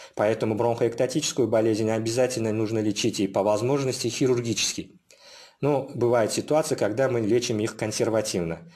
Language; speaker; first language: Russian; non-native, local second language; Uzbek